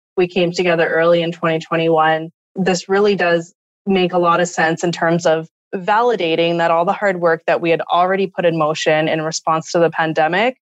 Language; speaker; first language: English; native; English